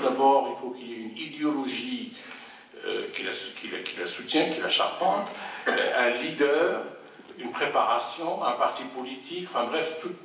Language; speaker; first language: French; non-native, local second language; Arabic